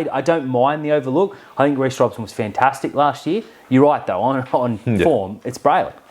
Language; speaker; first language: English; native; English